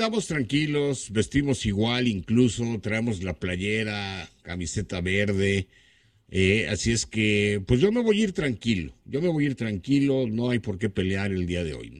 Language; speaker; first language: Spanish; native; Spanish